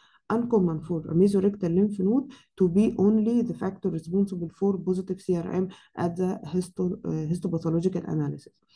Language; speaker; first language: English; non-native, fluent; Arabic